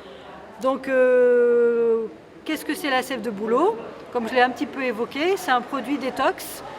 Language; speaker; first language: French; native; French